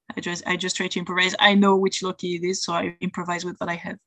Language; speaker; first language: English; non-native, fluent; French